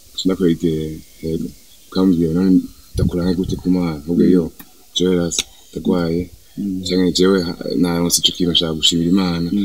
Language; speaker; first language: Rundi; early bilingual, heritage; Rundi